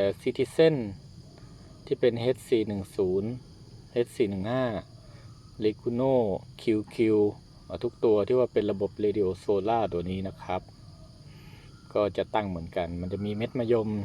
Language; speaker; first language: Thai; native; Thai